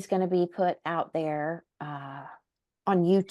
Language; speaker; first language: English; native; English